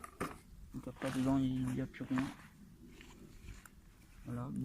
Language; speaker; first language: French; native; French